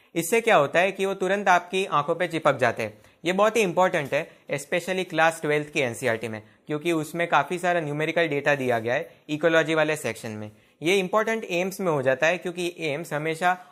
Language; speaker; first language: Hindi; non-native, local second language; Gujarati